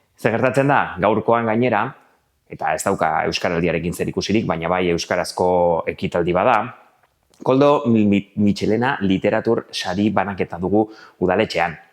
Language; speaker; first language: Basque; non-native, local second language; Spanish